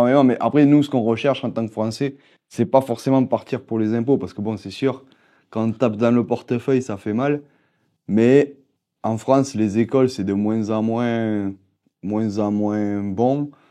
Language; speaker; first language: French; native; French